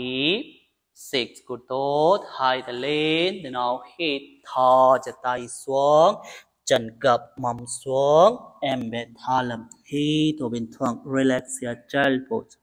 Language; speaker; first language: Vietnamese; non-native, learner; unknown